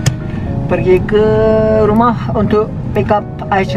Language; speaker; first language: Indonesian; non-native, learner; Turkish